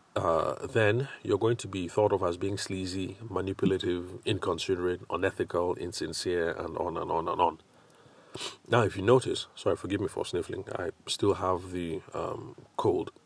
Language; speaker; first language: English; non-native, local second language; Yoruba